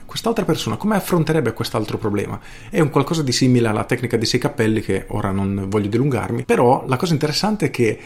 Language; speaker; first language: Italian; native; Italian